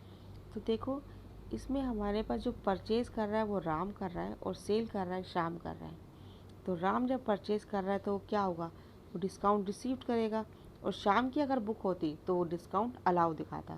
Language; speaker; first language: Hindi; native; Hindi